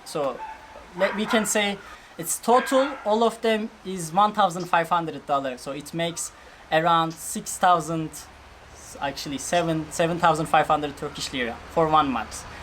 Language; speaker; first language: English; non-native, fluent; Turkish